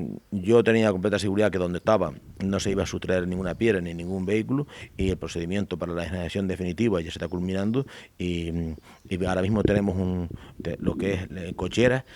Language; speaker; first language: Spanish; native; Spanish